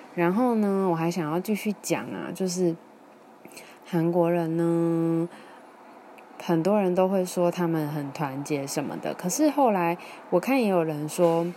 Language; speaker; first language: Chinese; non-native, local second language; Min Nan Chinese